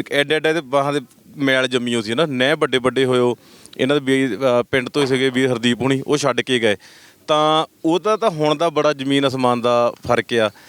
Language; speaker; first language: Punjabi; native; Punjabi